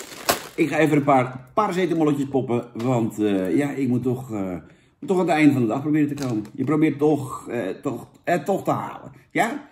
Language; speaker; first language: Dutch; native; Dutch